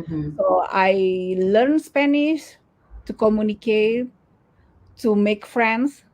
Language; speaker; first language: English; non-native, learner; Indonesian